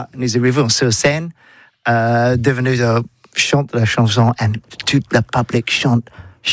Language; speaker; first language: French; non-native, learner; English